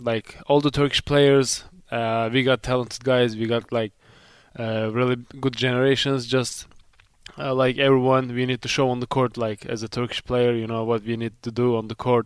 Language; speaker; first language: English; non-native, fluent; Turkish